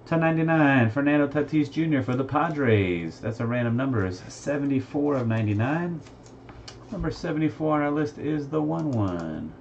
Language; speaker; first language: English; native; English